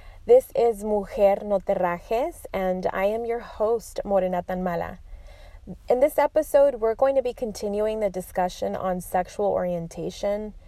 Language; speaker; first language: English; early bilingual, other home language; Spanish